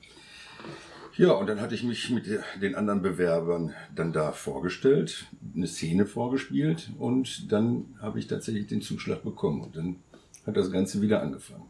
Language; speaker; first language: German; native; German